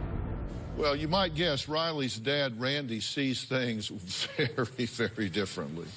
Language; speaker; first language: English; native; English